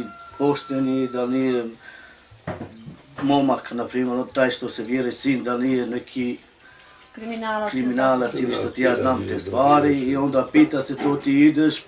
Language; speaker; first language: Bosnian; non-native, local second language; Romany